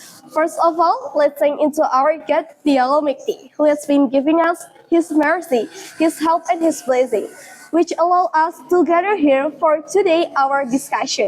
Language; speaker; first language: English; non-native, learner; Indonesian